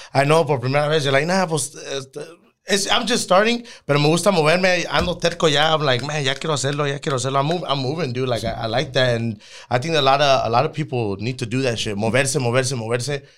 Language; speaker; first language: English; early bilingual, other home language; Spanish